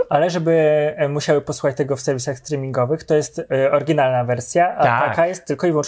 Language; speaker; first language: Polish; native; Polish